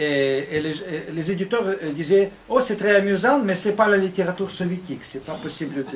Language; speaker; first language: French; non-native, fluent; Russian